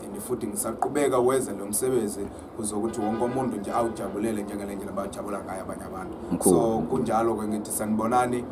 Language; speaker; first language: Zulu; native; Zulu